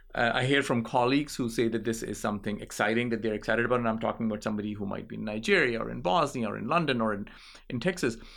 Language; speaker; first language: English; non-native, local second language; Urdu